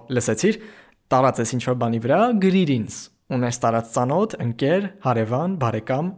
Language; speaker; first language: Armenian; native; Armenian